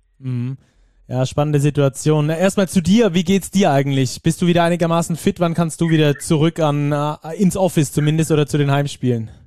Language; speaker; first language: German; native; German